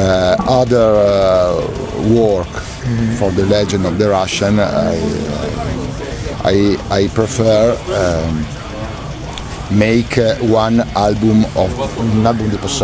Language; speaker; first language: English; non-native, learner; Italian